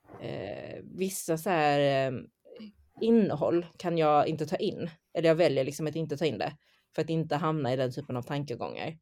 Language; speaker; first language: Swedish; early bilingual, other home language; Chinese